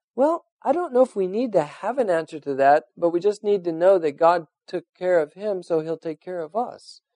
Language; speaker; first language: English; native; English